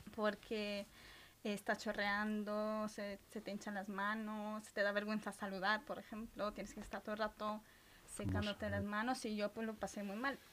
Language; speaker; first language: Spanish; early bilingual, other home language; Romanian